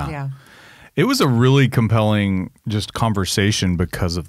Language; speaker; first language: English; native; English